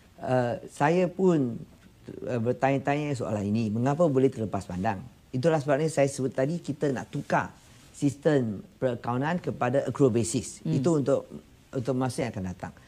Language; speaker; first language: Malay; non-native, local second language; Chinese